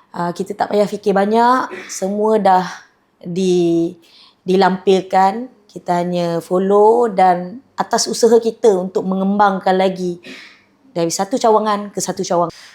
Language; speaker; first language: Malay; native; Malay